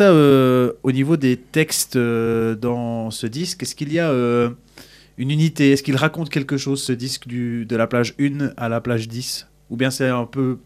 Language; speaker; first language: French; native; French